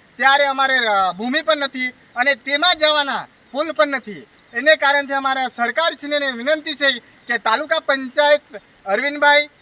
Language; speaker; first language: Gujarati; non-native, local second language; Kukna